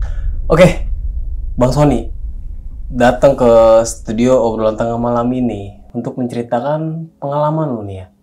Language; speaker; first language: Indonesian; native; Indonesian